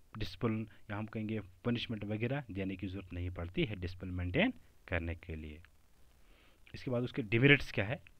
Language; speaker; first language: Hindi; non-native, local second language; Kashmiri